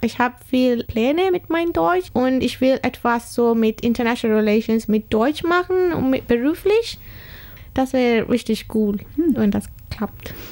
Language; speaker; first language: German; non-native, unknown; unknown